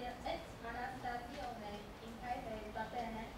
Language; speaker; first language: Italian; non-native, learner; Chinese